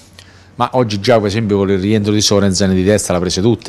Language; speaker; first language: Italian; native; Italian